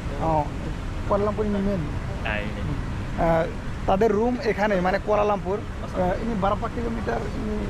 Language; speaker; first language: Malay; non-native, learner; Bangla